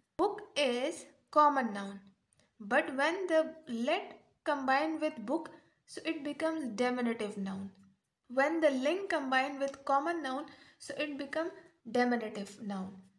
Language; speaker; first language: English; non-native, local second language; Urdu